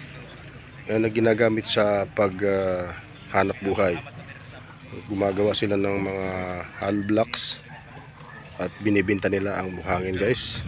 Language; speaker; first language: Filipino; non-native, local second language; Waray